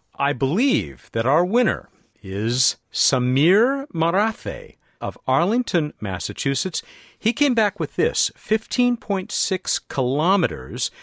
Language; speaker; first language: English; native; English